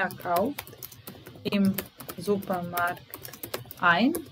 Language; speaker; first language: German; non-native, fluent; Serbian